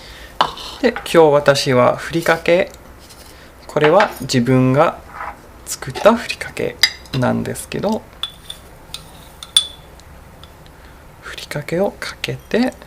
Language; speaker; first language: Japanese; non-native, fluent; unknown